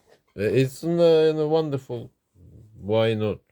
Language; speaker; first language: English; non-native, learner; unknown